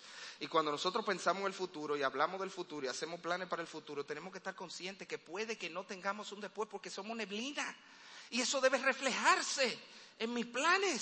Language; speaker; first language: Spanish; native; Spanish